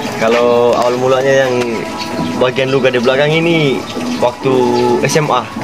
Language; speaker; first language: Indonesian; native; Indonesian